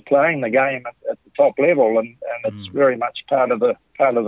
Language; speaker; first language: English; native; English